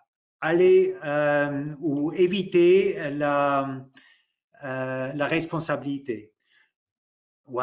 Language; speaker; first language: French; non-native, local second language; German